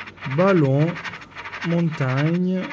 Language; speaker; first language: French; native; French